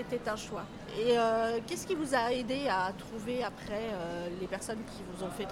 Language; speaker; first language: French; native; French